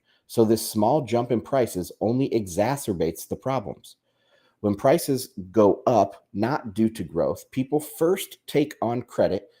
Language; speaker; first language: English; native; English